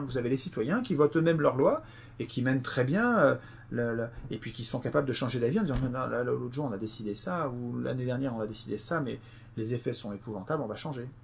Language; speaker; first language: French; native; French